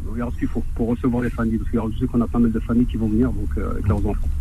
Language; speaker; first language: French; native; French